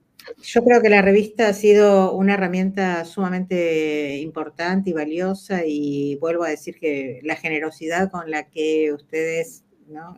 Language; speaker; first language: Spanish; native; Spanish